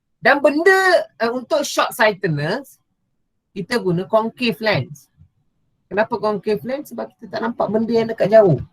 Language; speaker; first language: Malay; non-native, local second language; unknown